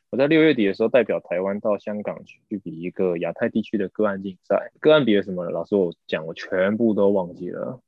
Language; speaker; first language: Chinese; native; Chinese